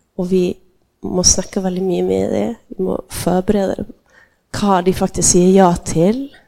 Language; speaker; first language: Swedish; native; Swedish